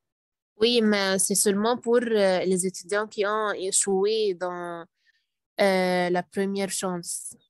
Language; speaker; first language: French; non-native, learner; Arabic